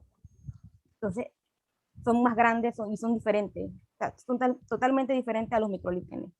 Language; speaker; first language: Spanish; native; Spanish